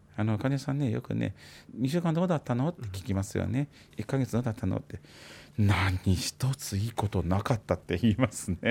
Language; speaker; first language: Japanese; non-native, fluent; Chinese